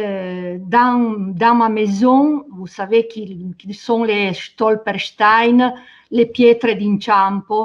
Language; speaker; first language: French; non-native, fluent; Italian